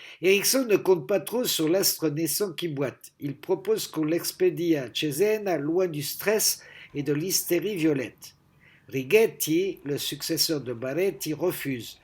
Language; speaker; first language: French; native; French